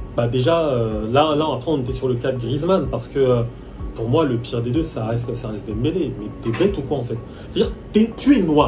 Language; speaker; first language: French; native; French